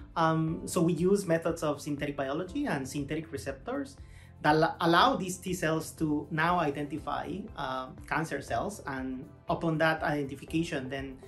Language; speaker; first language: English; non-native, fluent; Spanish